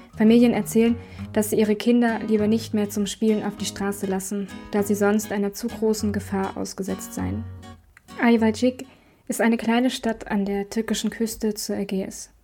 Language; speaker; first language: German; native; German